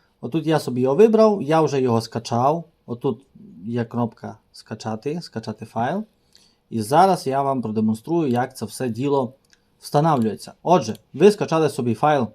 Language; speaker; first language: Ukrainian; native; Ukrainian